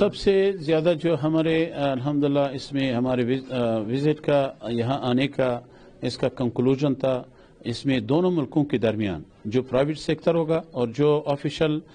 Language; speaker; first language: Hindi; non-native, local second language; Pashto